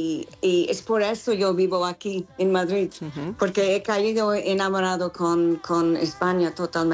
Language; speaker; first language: Spanish; non-native, fluent; English